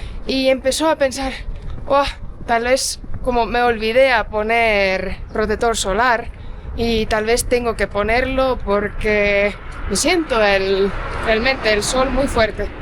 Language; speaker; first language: Spanish; non-native, fluent; Estonian